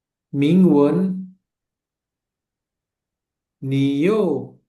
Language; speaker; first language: Chinese; non-native, learner; Indonesian